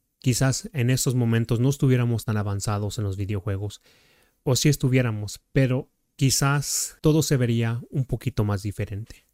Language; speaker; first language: Spanish; early bilingual, heritage; Spanish